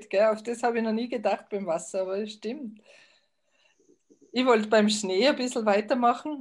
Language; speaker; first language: German; native; German